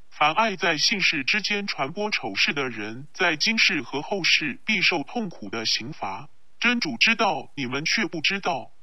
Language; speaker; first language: Chinese; non-native, local second language; Cantonese